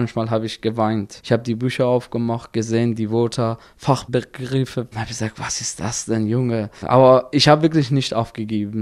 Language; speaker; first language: German; non-native, fluent; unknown